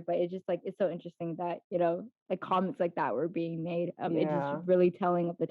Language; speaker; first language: English; native; English